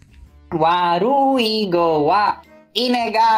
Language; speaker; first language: Japanese; non-native, learner; English